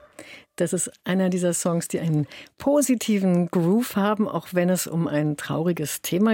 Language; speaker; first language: German; native; German